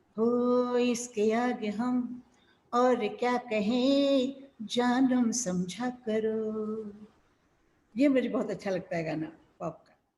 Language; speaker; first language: Hindi; non-native, local second language; Marathi